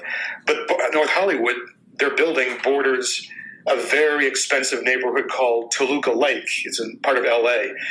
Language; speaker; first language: English; native; English